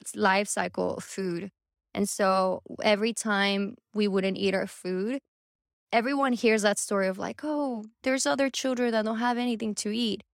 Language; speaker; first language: English; early bilingual, other home language; Spanish